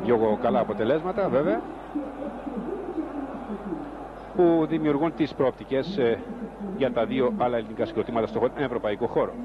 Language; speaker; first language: Greek; native; Greek